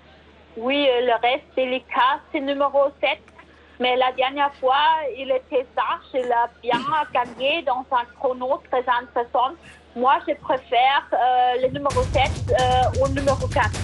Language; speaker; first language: French; non-native, fluent; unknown